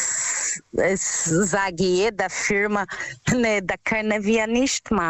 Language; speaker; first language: German; non-native, learner; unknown